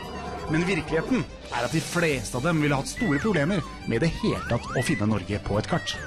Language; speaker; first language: Norwegian; native; Norwegian